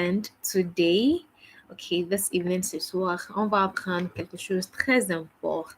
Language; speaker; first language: French; non-native, fluent; English